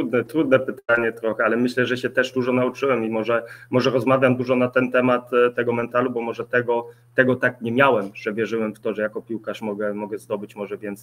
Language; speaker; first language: Polish; early bilingual, heritage; Polish